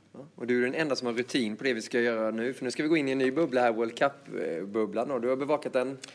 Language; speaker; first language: Swedish; native; Swedish